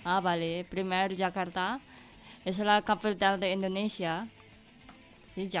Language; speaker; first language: Catalan; non-native, learner; Indonesian